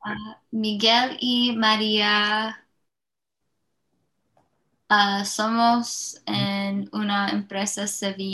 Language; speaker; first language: Spanish; non-native, learner; English